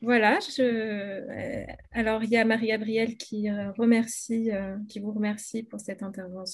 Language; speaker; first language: French; native; French